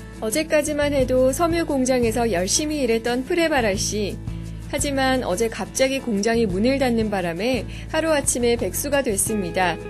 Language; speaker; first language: Korean; native; Korean